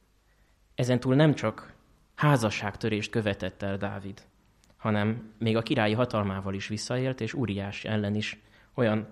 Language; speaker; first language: Hungarian; native; Hungarian